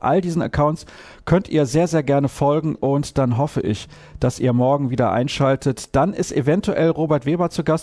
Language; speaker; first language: German; native; German